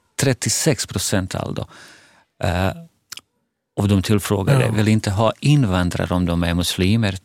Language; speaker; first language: Swedish; non-native, fluent; Bosnian